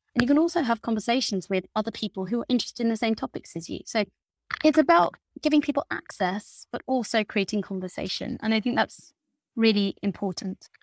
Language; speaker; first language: English; native; English